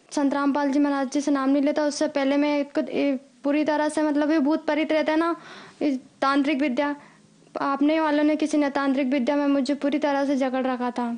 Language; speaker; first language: Hindi; native; Hindi